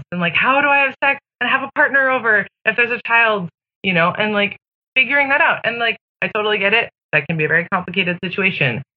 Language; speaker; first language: English; native; English